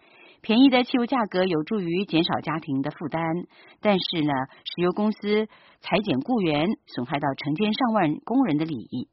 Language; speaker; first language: Chinese; native; Chinese